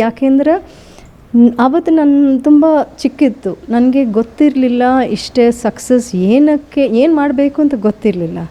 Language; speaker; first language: Kannada; non-native, learner; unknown